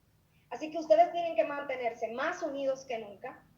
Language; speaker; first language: Spanish; native; Spanish